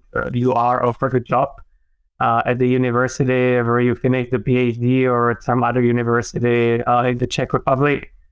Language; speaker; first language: English; non-native, fluent; Czech